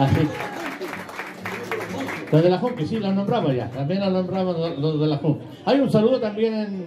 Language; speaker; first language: Spanish; native; Spanish